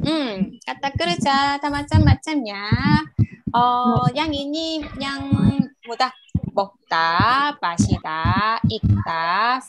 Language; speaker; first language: Indonesian; non-native, learner; Korean